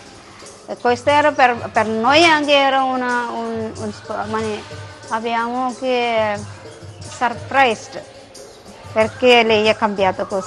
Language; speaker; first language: Italian; non-native, learner; Malayalam